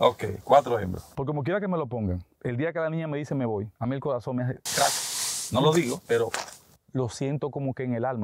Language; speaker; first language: Spanish; native; Spanish